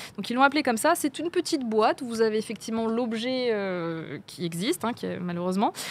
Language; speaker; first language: French; native; French